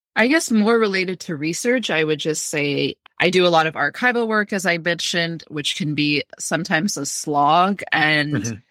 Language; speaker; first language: English; early bilingual, other home language; Amharic